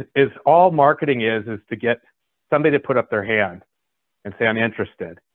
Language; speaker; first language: English; native; English